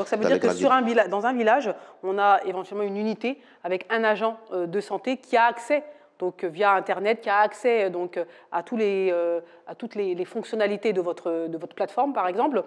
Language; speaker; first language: French; native; French